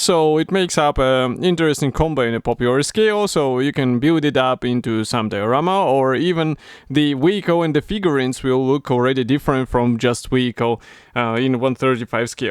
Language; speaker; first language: English; non-native, fluent; Russian